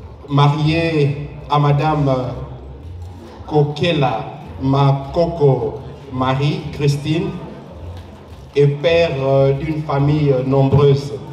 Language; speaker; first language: French; non-native, local second language; Lingala